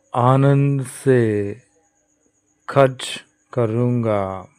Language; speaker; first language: Hindi; non-native, local second language; Telugu